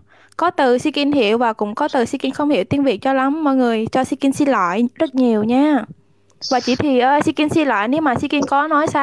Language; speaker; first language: Vietnamese; non-native, fluent; Malay